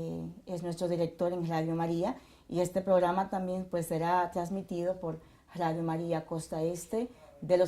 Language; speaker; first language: Spanish; native; Spanish